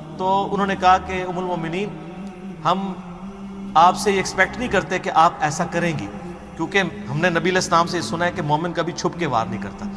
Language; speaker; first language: Urdu; non-native, local second language; Punjabi